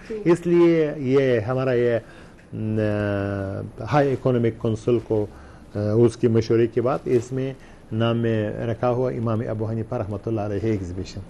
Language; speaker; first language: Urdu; non-native, learner; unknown